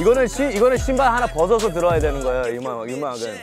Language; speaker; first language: Korean; early bilingual, heritage; Korean